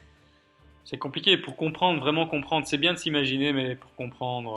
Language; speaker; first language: French; native; French